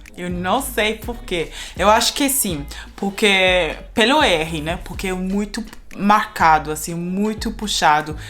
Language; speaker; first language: Portuguese; non-native, fluent; Spanish